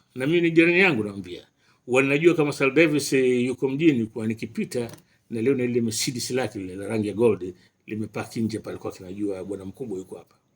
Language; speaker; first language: Swahili; native; Swahili